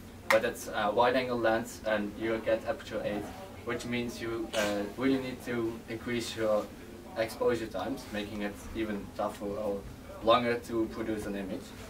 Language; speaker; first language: English; non-native, fluent; Dutch